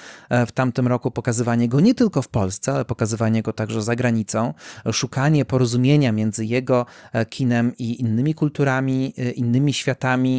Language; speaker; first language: Polish; native; Polish